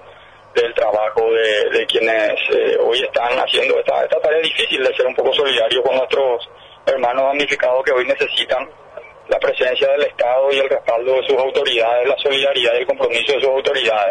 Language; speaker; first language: Spanish; native; Spanish